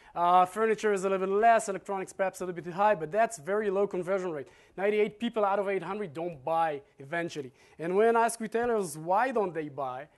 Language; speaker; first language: English; non-native, fluent; Hebrew